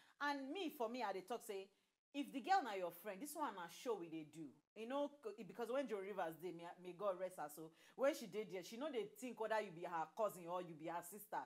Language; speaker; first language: Nigerian Pidgin; native; Nigerian Pidgin